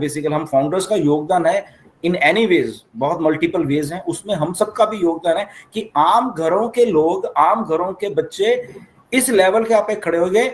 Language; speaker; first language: Hindi; native; Hindi